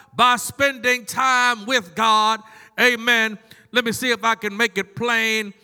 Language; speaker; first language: English; native; English